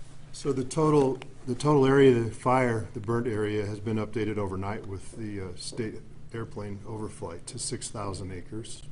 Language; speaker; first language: English; native; English